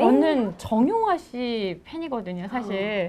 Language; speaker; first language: Korean; native; Korean